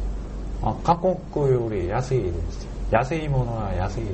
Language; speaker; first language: Japanese; non-native, learner; Korean